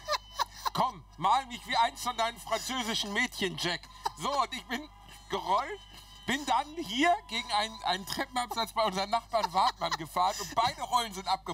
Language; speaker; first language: German; native; German